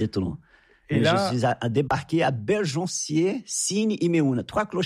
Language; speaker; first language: French; non-native, fluent; Portuguese